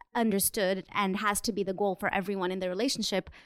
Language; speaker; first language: English; non-native, fluent; Portuguese